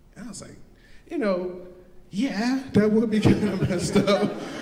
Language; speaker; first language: English; native; English